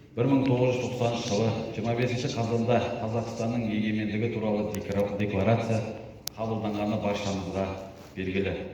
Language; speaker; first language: Kazakh; native; Kazakh